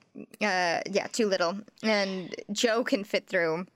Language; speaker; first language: English; native; English